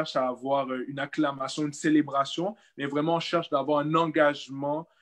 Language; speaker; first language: French; native; French